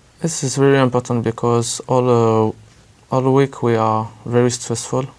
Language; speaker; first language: English; non-native, learner; French